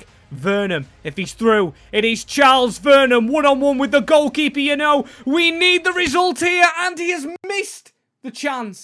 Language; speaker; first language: English; native; English